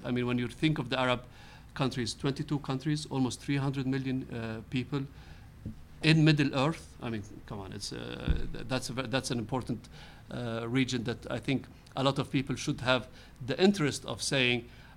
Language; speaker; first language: English; non-native, fluent; Arabic